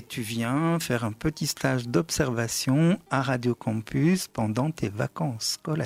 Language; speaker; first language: French; native; French